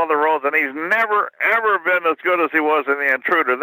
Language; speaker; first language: English; native; English